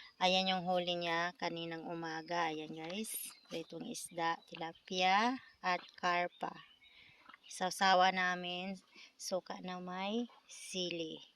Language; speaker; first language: Filipino; non-native, local second language; Cebuano